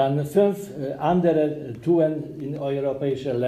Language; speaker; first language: German; non-native, learner; Polish